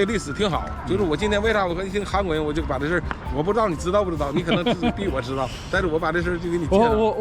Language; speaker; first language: Chinese; native; Chinese